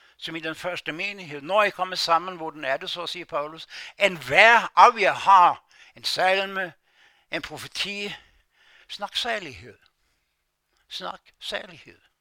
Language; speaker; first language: Danish; non-native, fluent; Norwegian